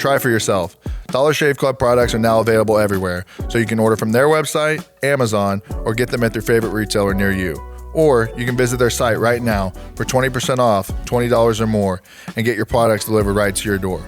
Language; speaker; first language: English; native; English